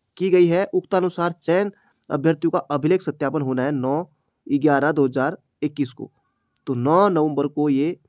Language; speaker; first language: Hindi; native; Hindi